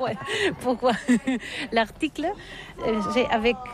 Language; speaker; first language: French; non-native, learner; Catalan